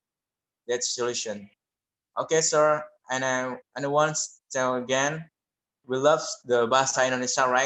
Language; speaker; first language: English; non-native, learner; Indonesian